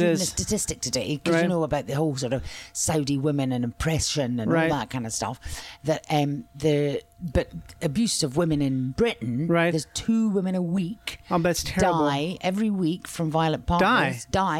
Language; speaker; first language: English; native; English